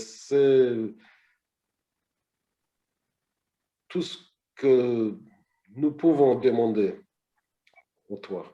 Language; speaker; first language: French; non-native, learner; English